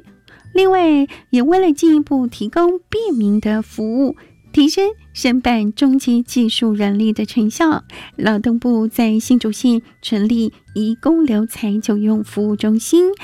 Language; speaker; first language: Chinese; native; Chinese